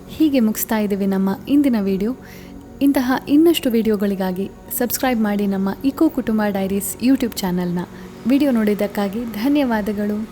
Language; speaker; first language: Kannada; non-native, local second language; Konkani